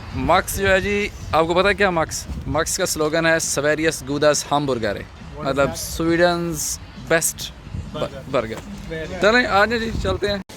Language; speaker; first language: Urdu; native; Urdu